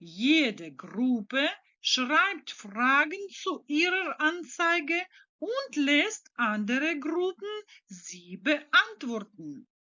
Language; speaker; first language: German; non-native, fluent; Ukrainian